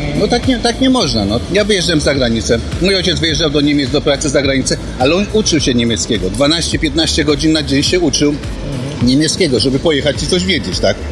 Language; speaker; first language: Polish; native; Polish